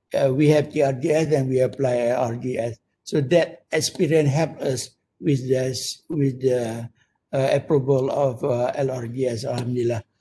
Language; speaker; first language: English; non-native, local second language; Malay